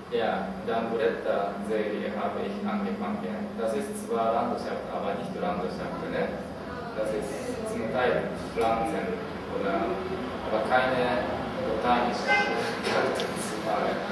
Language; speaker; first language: German; non-native, learner; Japanese